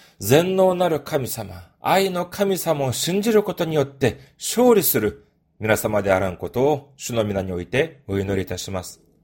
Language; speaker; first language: Japanese; non-native, fluent; Korean